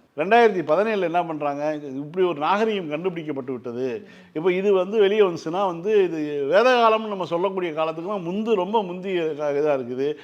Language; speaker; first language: Tamil; native; Tamil